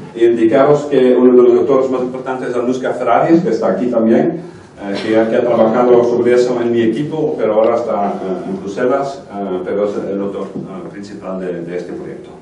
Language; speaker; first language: Spanish; non-native, fluent; Dutch